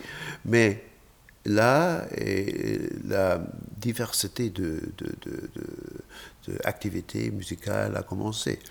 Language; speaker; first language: French; non-native, fluent; German